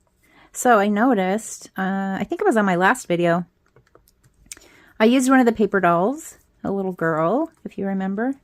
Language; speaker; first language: English; native; English